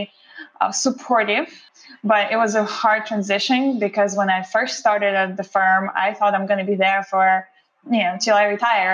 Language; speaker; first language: English; non-native, fluent; Russian